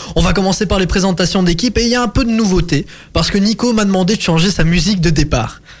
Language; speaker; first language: French; native; French